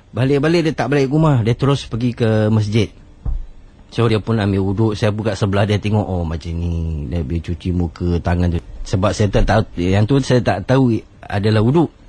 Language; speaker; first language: Malay; non-native, local second language; Chinese